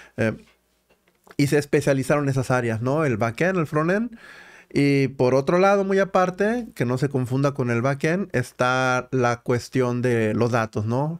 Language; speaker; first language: Spanish; native; Spanish